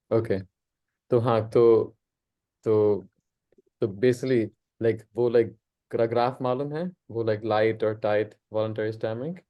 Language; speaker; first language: Hindi; non-native, local second language; English